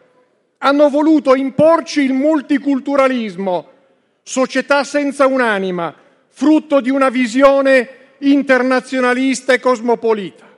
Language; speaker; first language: Italian; native; Italian